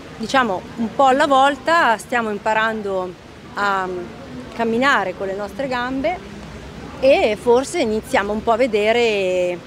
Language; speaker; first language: Italian; native; Italian